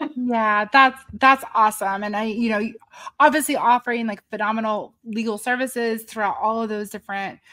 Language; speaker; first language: English; native; English